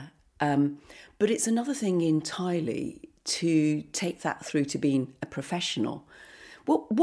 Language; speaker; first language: English; native; English